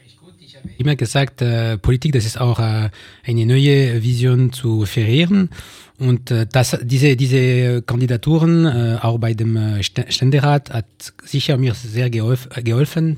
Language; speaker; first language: German; non-native, local second language; French